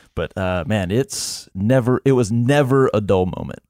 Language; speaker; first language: English; native; English